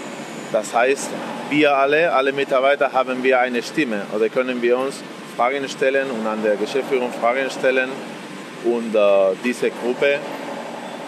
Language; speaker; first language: German; non-native, fluent; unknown